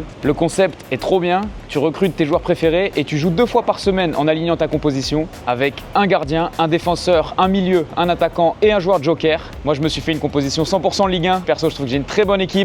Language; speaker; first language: French; native; French